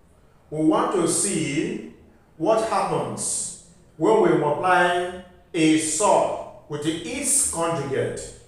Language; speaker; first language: English; non-native, local second language; Igbo